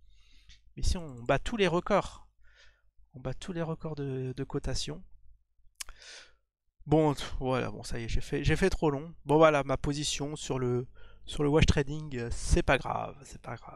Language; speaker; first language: French; native; French